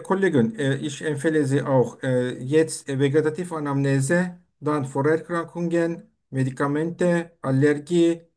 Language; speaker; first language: German; non-native, learner; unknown